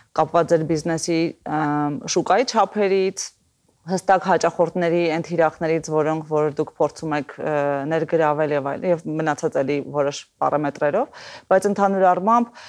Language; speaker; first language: Armenian; native; Armenian